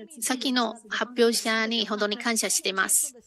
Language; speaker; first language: Japanese; non-native, fluent; Chinese